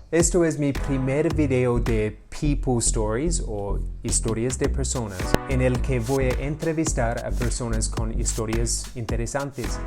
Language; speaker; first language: Spanish; non-native, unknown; English